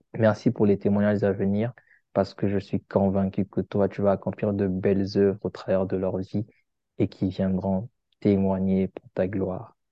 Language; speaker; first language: French; non-native, local second language; Lingala